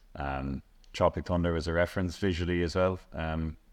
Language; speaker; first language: English; native; English